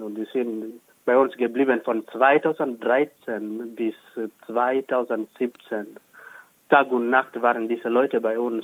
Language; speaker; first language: German; non-native, fluent; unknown